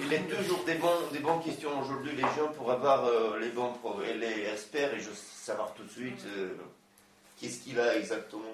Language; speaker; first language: French; non-native, learner; Romanian